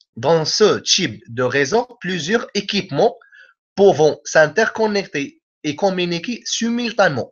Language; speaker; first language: French; non-native, local second language; Arabic